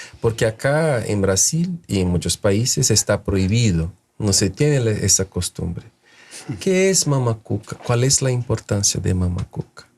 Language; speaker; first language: Spanish; non-native, fluent; Portuguese